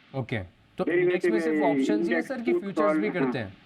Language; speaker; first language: Hindi; native; Hindi